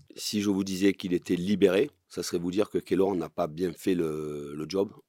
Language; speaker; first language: French; native; French